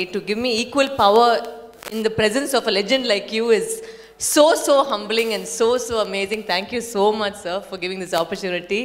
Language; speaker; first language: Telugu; non-native, fluent; Tamil